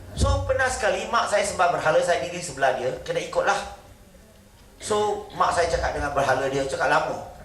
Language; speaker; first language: Malay; non-native, local second language; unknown